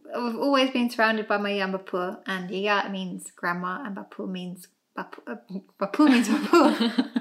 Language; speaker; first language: English; native; English